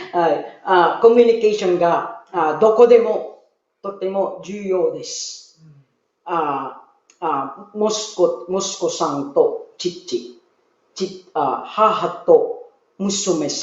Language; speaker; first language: Japanese; non-native, learner; Filipino